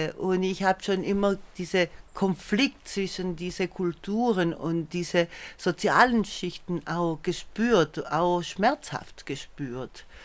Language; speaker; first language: German; non-native, fluent; Italian